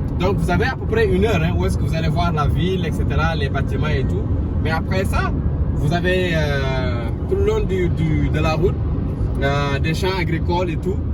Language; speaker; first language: French; non-native, local second language; Wolof